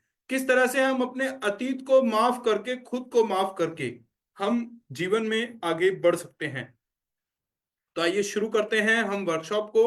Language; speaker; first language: Hindi; native; Hindi